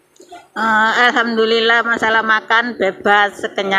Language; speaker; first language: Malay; non-native, local second language; Javanese